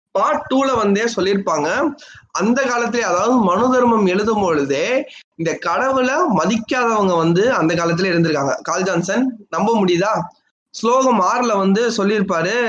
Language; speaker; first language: Tamil; non-native, local second language; Telugu